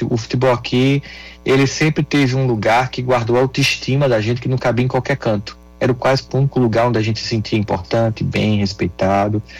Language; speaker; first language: Portuguese; native; Portuguese